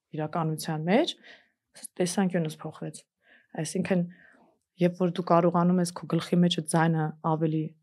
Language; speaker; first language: Armenian; early bilingual, heritage; Armenian